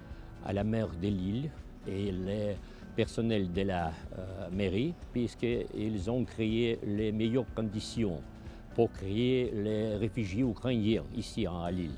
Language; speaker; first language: French; non-native, fluent; Ukrainian